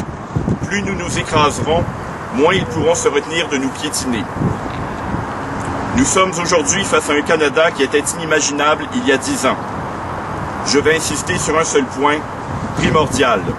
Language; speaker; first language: French; native; French